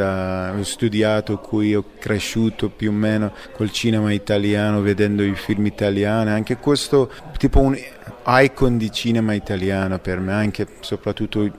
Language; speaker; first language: Italian; non-native, fluent; Persian